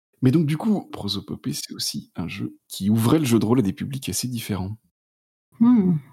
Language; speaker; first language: French; native; French